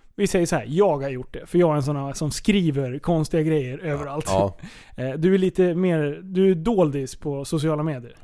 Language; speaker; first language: Swedish; native; Swedish